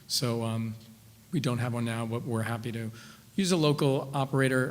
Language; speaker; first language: English; native; English